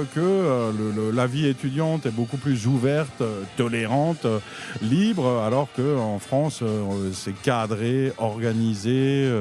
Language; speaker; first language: French; native; French